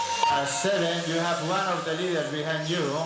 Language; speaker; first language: English; non-native, fluent; Portuguese